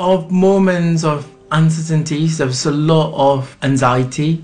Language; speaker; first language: English; non-native, local second language; Malay